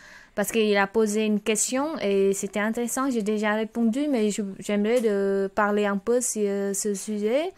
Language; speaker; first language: French; non-native, learner; Khmer